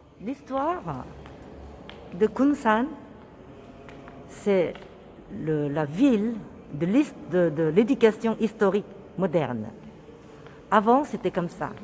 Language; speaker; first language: French; non-native, fluent; Korean